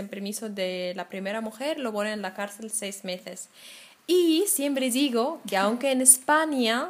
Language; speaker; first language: Spanish; non-native, fluent; Arabic